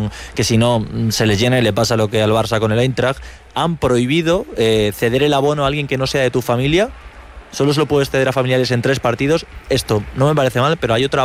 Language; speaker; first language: Spanish; native; Spanish